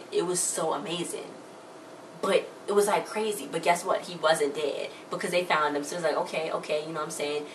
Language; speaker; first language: English; native; English